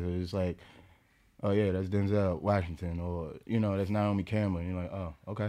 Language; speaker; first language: English; native; English